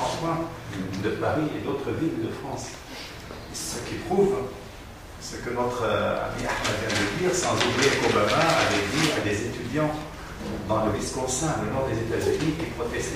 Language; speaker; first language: French; non-native, fluent; Arabic